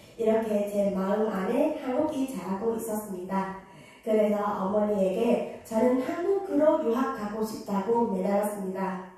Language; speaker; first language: Korean; non-native, fluent; Vietnamese